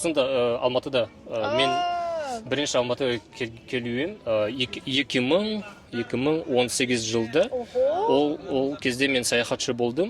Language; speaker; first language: Kazakh; non-native, learner; Yakut